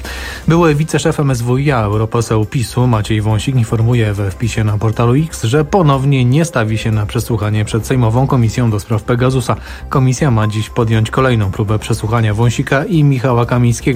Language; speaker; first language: Polish; native; Polish